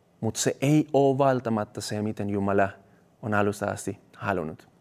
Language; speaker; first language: Finnish; non-native, fluent; Spanish